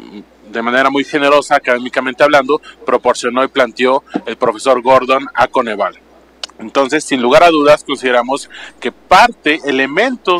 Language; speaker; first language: Spanish; native; Spanish